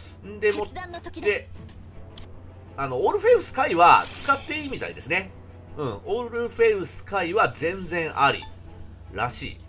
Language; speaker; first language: Japanese; native; Japanese